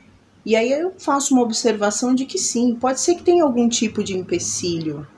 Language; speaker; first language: Portuguese; native; Portuguese